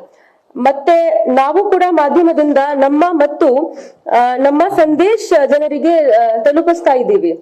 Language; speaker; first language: Kannada; non-native, fluent; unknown